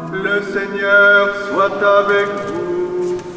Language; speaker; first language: French; native; French